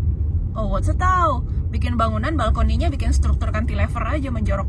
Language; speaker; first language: Indonesian; native; Indonesian